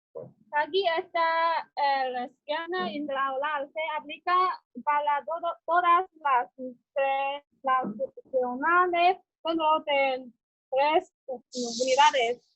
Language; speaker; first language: Spanish; non-native, learner; Chinese